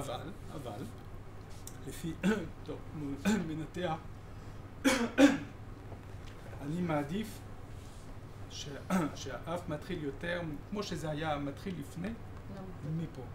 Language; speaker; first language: Hebrew; non-native, fluent; French